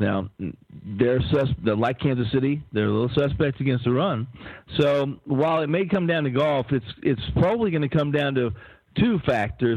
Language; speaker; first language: English; native; English